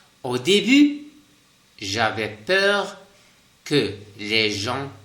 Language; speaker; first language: French; non-native, fluent; Spanish